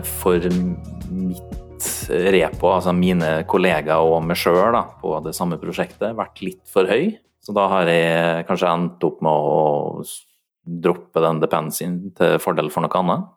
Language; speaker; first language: Norwegian; native; Norwegian